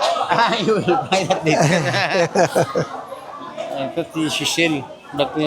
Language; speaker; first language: English; non-native, learner; Hiligaynon